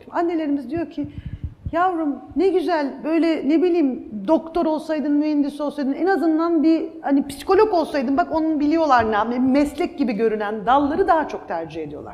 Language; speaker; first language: Turkish; native; Turkish